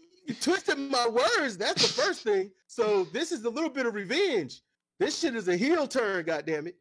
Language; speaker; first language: English; native; English